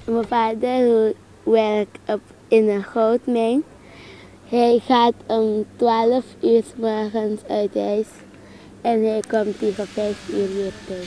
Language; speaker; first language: Dutch; non-native, local second language; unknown